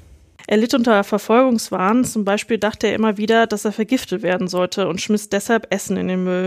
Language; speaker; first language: German; native; German